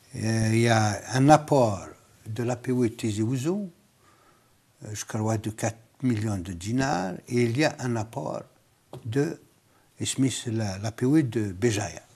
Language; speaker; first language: French; non-native, local second language; Kabyle